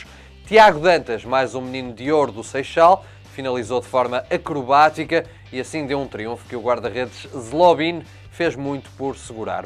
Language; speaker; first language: Portuguese; native; Portuguese